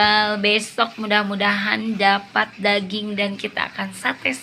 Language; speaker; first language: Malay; non-native, local second language; Sundanese